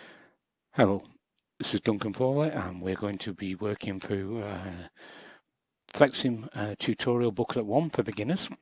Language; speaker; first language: English; native; English